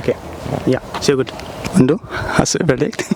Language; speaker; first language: German; non-native, learner; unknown